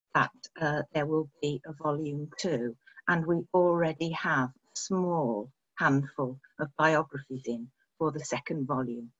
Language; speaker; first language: English; native; English